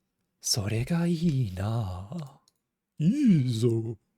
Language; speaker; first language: Japanese; non-native, fluent; English